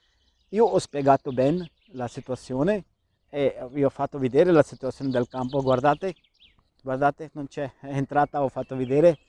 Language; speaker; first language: Italian; non-native, learner; Urdu